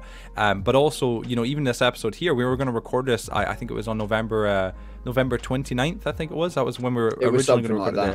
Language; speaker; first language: English; native; English